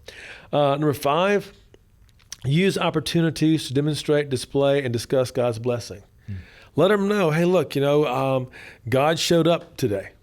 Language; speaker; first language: English; native; English